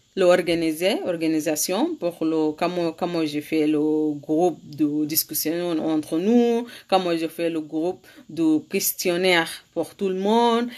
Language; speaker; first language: French; non-native, learner; Arabic